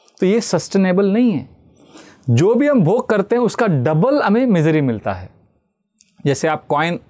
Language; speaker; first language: Hindi; non-native, local second language; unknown